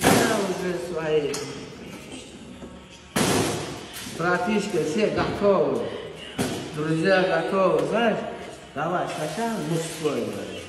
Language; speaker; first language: Russian; non-native, learner; Turkmen